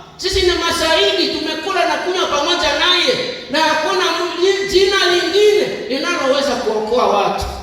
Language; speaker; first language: Swahili; non-native, local second language; Nande